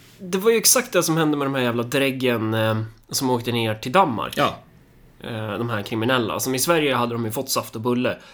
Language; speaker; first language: Swedish; early bilingual, other home language; Somali